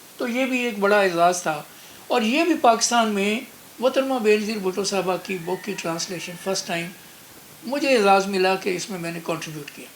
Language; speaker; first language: Urdu; non-native, local second language; Punjabi